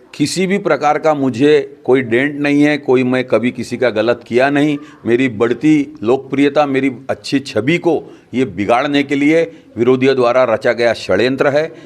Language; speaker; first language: Hindi; non-native, local second language; Sindhi